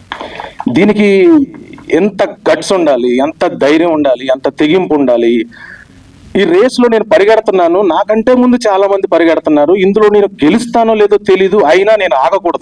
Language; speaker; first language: Telugu; native; Telugu